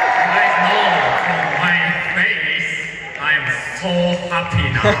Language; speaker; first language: English; non-native, learner; Japanese